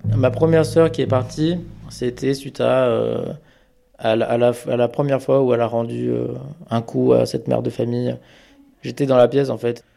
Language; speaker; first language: French; early bilingual, other home language; Amharic